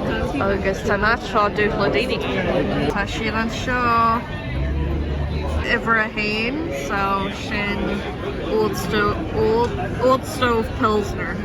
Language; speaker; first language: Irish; non-native, learner; English